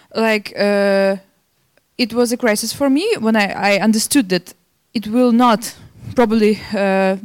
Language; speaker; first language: English; non-native, fluent; Belarusian